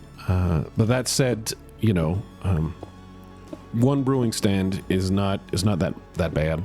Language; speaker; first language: English; native; English